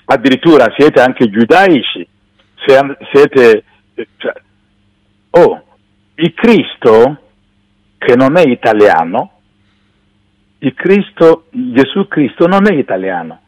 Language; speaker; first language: Italian; non-native, fluent; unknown